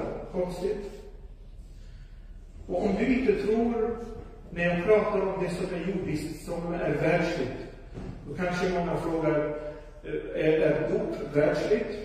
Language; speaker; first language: Swedish; non-native, fluent; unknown